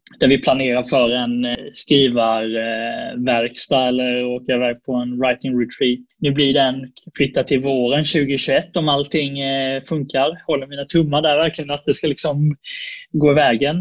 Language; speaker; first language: Swedish; native; Swedish